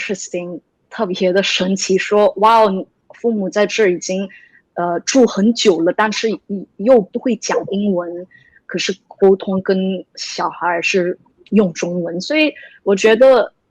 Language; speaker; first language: Chinese; early bilingual, heritage; English